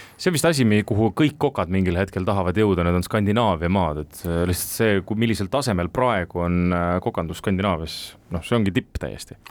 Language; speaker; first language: Estonian; native; Estonian